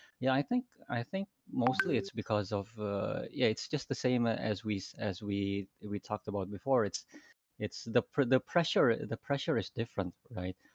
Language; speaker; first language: English; non-native, fluent; Indonesian